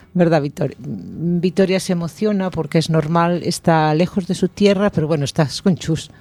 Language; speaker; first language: Spanish; native; Spanish